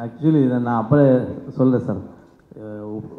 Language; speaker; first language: Tamil; non-native, learner; Kannada